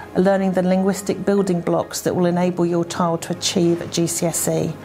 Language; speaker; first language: English; native; English